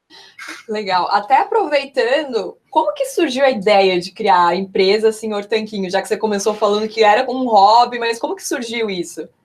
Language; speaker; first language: Portuguese; native; Portuguese